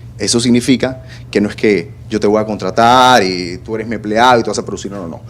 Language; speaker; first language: Spanish; native; Spanish